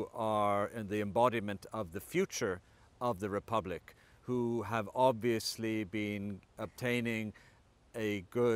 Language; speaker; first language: English; non-native, fluent; Estonian